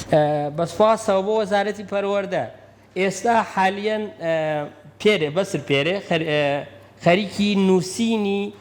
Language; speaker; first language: Central Kurdish; native; Central Kurdish